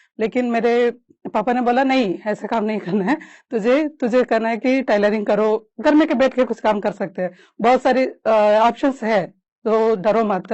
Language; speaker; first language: Hindi; non-native, local second language; Kannada